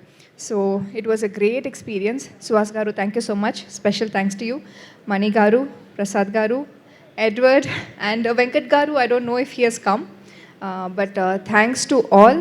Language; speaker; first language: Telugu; non-native, learner; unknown